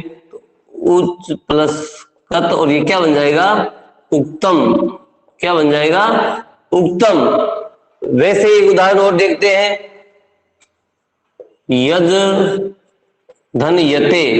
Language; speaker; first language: Hindi; native; Hindi